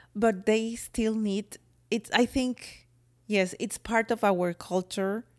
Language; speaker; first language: English; non-native, fluent; Spanish